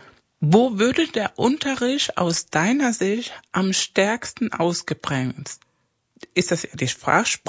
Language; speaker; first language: German; non-native, fluent; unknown